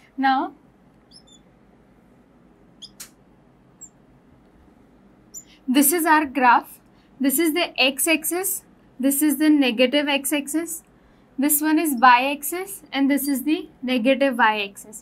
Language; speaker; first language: English; non-native, local second language; Hindi